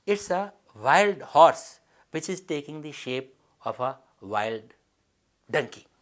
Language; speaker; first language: English; non-native, local second language; Urdu